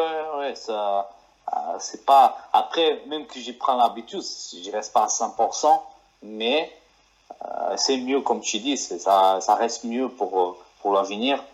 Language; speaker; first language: French; non-native, fluent; Portuguese